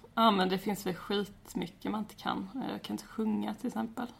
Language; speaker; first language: Swedish; native; Swedish